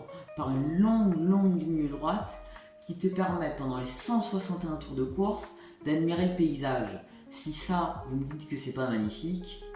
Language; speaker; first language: French; native; French